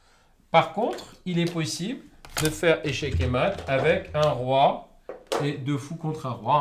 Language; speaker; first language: French; native; French